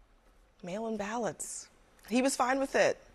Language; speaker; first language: English; native; English